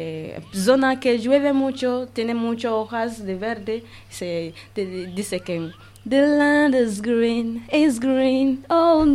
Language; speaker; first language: Spanish; non-native, learner; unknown